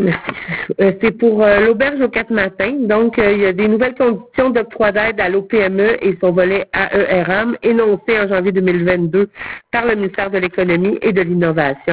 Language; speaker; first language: French; native; French